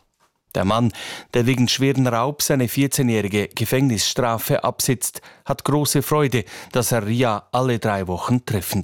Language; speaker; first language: German; native; German